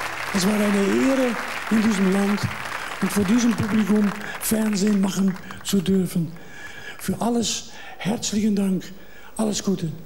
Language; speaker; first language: German; non-native, fluent; Dutch